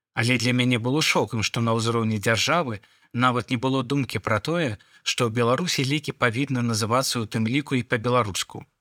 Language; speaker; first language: Belarusian; non-native, local second language; Russian